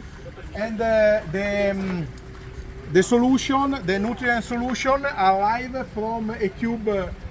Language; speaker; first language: English; non-native, learner; Italian